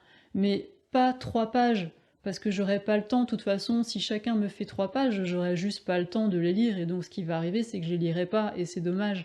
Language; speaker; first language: French; native; French